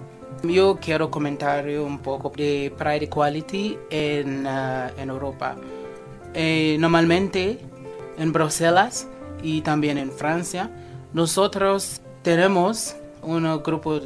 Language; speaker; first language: Spanish; non-native, fluent; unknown